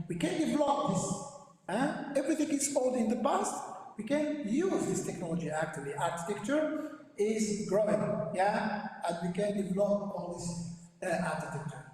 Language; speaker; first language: English; non-native, learner; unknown